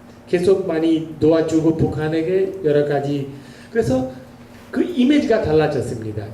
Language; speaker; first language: Korean; non-native, learner; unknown